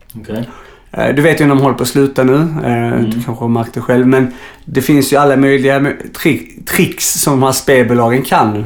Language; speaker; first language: Swedish; native; Swedish